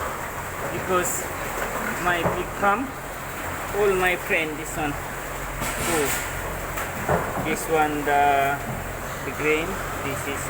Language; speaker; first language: English; non-native, learner; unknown